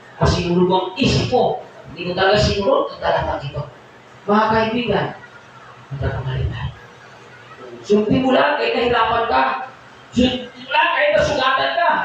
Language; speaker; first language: Filipino; non-native, local second language; Cebuano